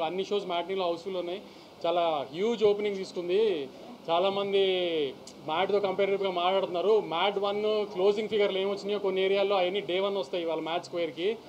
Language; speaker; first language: Telugu; native; Telugu